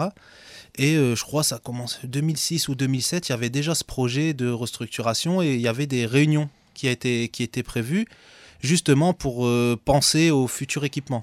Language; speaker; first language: French; native; French